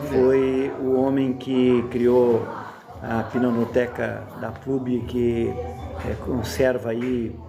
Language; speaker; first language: Portuguese; native; Portuguese